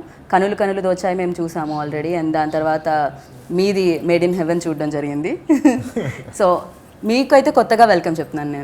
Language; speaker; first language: Telugu; native; Telugu